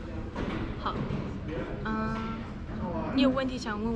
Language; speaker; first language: Chinese; early bilingual, other home language; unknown